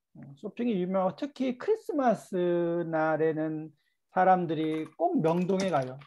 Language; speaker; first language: Korean; native; Korean